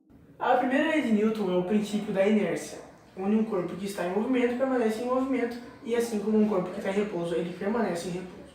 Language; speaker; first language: Portuguese; native; Portuguese